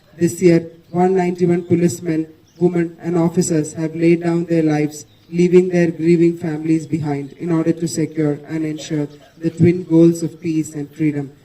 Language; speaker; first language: English; non-native, local second language; Tamil